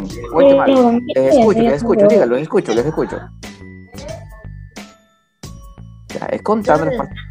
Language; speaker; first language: Spanish; native; Spanish